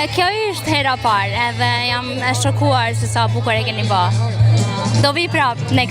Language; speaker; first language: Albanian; early bilingual, heritage; Albanian